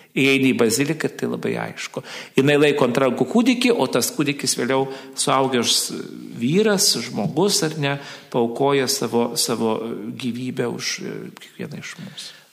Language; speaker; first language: Lithuanian; native; Lithuanian